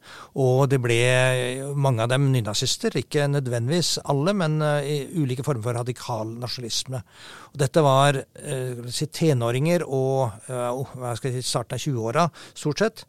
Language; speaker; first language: Norwegian; native; Norwegian